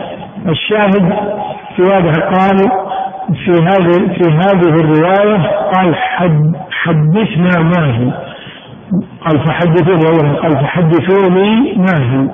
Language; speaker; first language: Arabic; native; Arabic